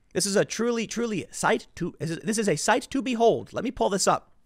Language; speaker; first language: English; native; English